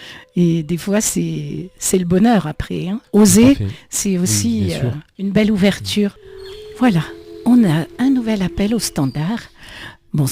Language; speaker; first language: French; native; French